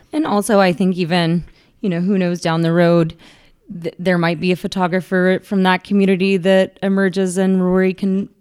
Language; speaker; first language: English; native; English